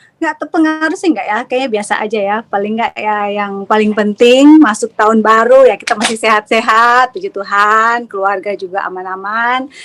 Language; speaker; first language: Indonesian; native; Indonesian